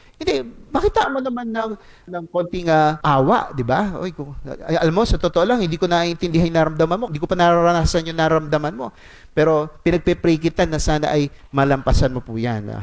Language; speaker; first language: Filipino; non-native, local second language; Cebuano